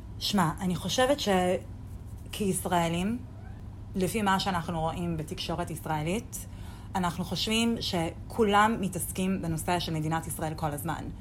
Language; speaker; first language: Hebrew; non-native, fluent; English